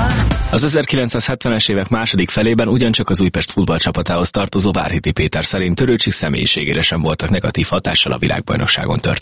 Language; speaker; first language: Hungarian; native; Hungarian